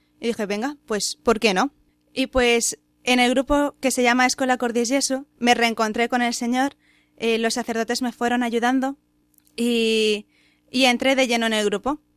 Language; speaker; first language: Spanish; native; Spanish